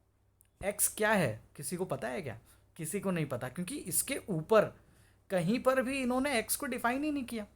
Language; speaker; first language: Hindi; native; Hindi